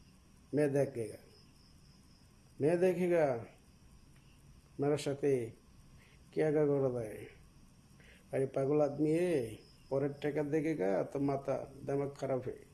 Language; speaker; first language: Hindi; non-native, learner; Bangla